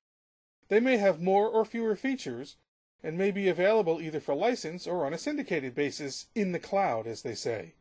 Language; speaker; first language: English; native; English